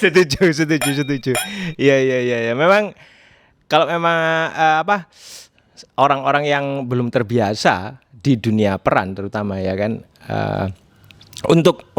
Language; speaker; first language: Indonesian; native; Indonesian